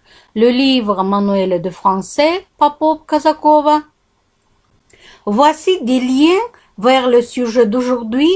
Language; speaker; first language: French; non-native, fluent; Kazakh